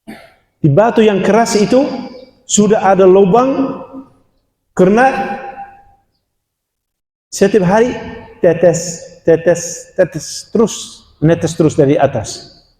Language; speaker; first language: Indonesian; non-native, fluent; Dutch